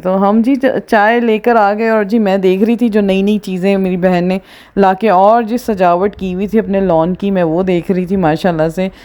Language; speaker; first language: Urdu; non-native, local second language; Punjabi